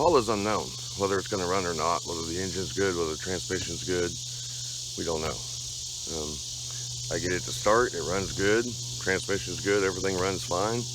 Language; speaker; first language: English; native; English